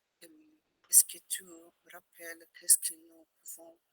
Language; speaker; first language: French; non-native, learner; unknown